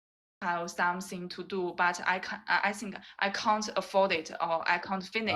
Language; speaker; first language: English; non-native, learner; Chinese